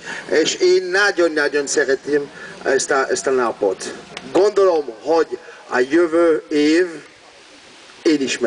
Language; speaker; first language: Hungarian; non-native, learner; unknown